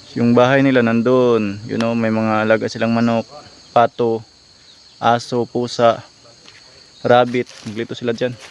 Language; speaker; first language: Filipino; non-native, local second language; Cebuano